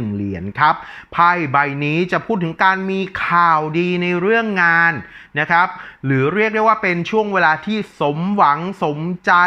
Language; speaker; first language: Thai; native; Thai